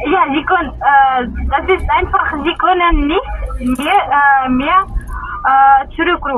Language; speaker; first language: German; non-native, learner; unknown